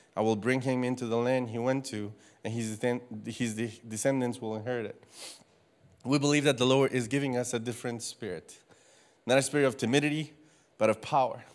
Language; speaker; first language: English; non-native, fluent; Spanish